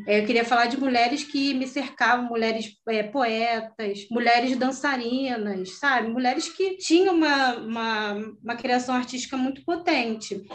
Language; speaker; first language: Portuguese; native; Portuguese